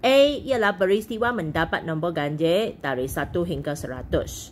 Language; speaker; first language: Malay; non-native, local second language; Chinese